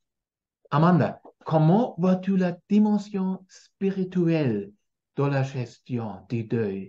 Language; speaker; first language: French; non-native, fluent; German